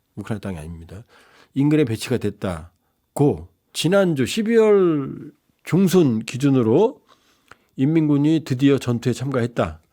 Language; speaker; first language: Korean; native; Korean